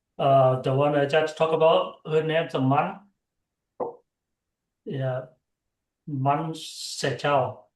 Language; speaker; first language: English; non-native, learner; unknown